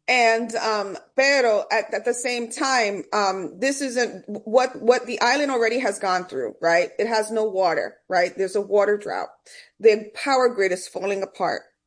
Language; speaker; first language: English; early bilingual, other home language; Spanish